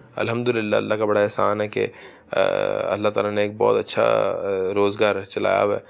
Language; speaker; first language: Urdu; early bilingual, heritage; Urdu